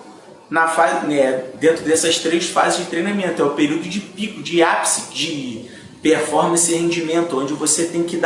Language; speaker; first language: Portuguese; native; Portuguese